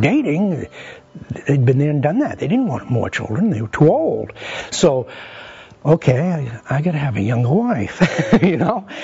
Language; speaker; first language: English; native; English